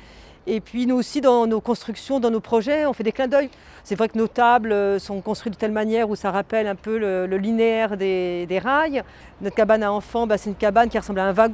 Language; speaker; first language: French; native; French